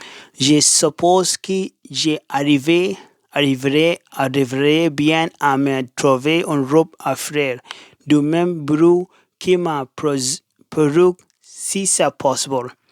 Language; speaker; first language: French; non-native, learner; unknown